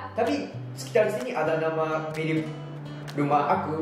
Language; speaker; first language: Indonesian; non-native, learner; Japanese